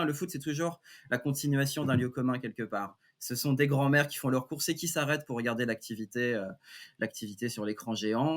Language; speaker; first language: French; native; French